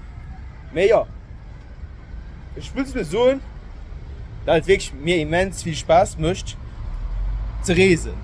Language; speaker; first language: German; non-native, local second language; Luxembourgish